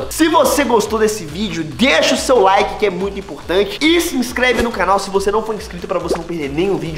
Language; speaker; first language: Portuguese; native; Portuguese